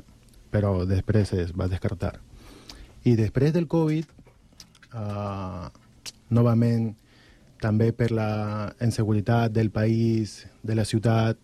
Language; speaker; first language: Catalan; non-native, learner; Spanish